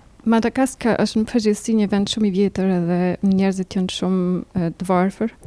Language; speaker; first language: Albanian; early bilingual, heritage; Albanian